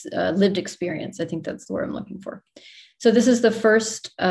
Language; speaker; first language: English; native; English